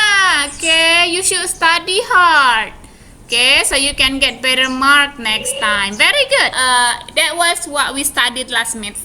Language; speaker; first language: English; non-native, fluent; Indonesian